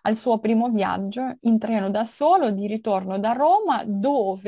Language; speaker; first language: Italian; non-native, fluent; Russian